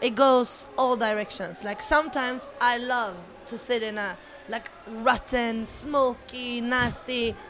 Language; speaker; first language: English; non-native, fluent; Swedish